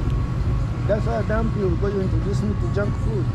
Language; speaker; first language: English; non-native, fluent; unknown